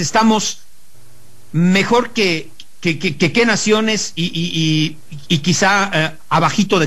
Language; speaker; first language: Spanish; native; Spanish